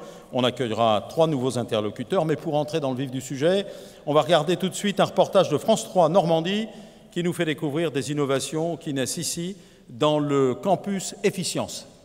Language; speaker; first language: French; native; French